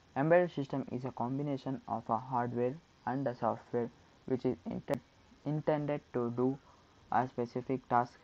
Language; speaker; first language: English; non-native, local second language; Kannada